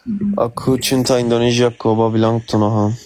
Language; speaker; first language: Indonesian; non-native, learner; Turkish